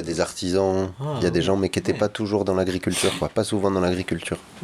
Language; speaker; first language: French; native; French